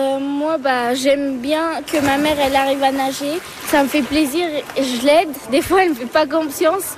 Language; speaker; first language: French; early bilingual, other home language; Turkish